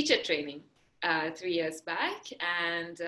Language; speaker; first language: English; non-native, fluent; Marathi